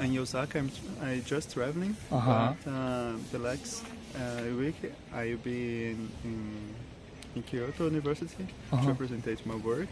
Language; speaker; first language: English; non-native, learner; Portuguese